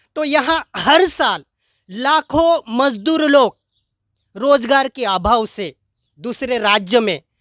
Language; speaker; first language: Hindi; non-native, local second language; Marathi